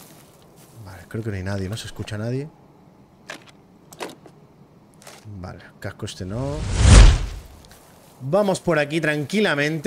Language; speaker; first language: Spanish; native; Spanish